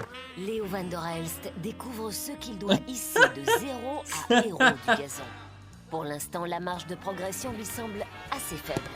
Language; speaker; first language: French; native; French